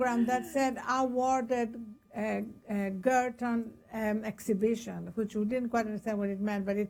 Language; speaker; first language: English; non-native, fluent; Greek